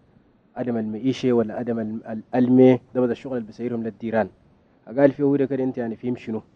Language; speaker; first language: Arabic; native; Arabic